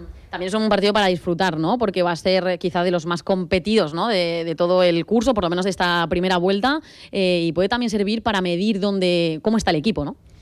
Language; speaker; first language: Spanish; native; Spanish